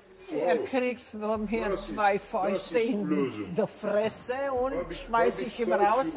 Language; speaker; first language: German; non-native, fluent; Romanian